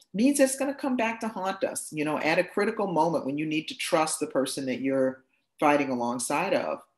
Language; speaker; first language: English; native; English